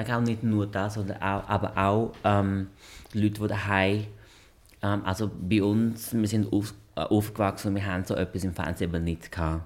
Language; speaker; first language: German; non-native, fluent; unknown